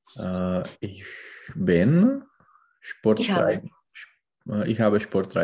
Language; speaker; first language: German; non-native, learner; Czech